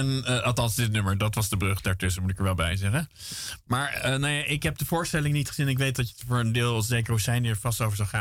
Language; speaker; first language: Dutch; native; Dutch